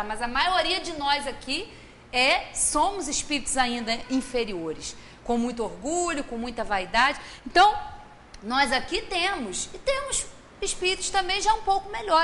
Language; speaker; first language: Portuguese; native; Portuguese